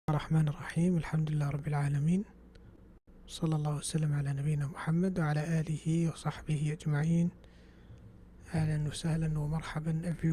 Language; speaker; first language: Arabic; non-native, fluent; English